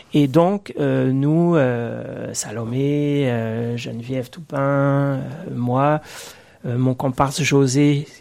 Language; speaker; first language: French; native; French